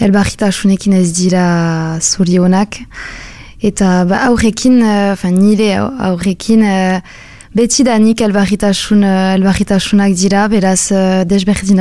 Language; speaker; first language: Basque; non-native, local second language; French